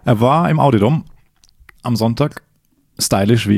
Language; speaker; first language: German; native; German